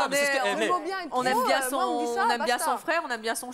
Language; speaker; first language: French; native; French